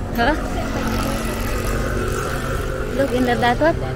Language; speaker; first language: Dutch; non-native, learner; Indonesian